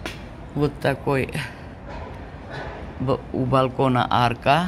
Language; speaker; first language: Russian; non-native, fluent; Georgian